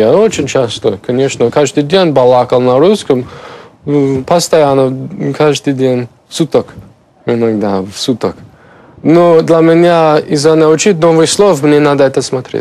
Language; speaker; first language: Russian; non-native, learner; English